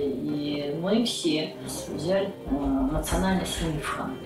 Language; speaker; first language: Russian; native; Russian